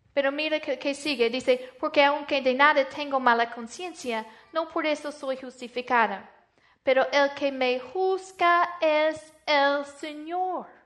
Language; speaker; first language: Spanish; non-native, fluent; English